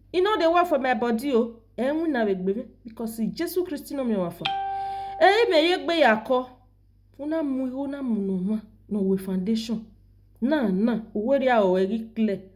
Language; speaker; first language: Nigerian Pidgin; non-native, local second language; Yoruba